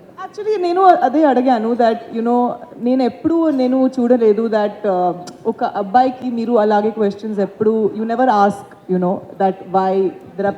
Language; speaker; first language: Telugu; non-native, learner; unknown